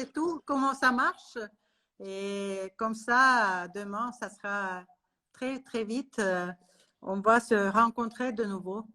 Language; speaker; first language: French; non-native, learner; Russian